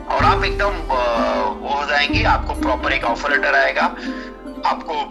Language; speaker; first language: Hindi; native; Hindi